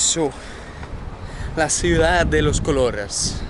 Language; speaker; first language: Spanish; non-native, learner; English